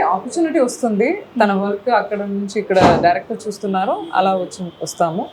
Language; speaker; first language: Telugu; non-native, fluent; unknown